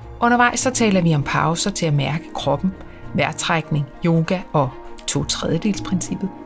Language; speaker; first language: Danish; native; Danish